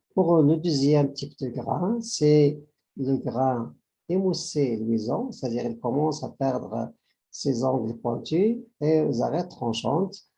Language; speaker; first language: French; non-native, local second language; Arabic